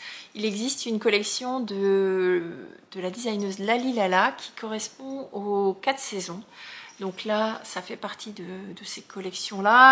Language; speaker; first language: French; native; French